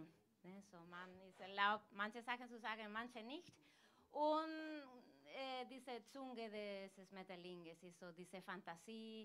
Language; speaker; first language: German; non-native, fluent; Galician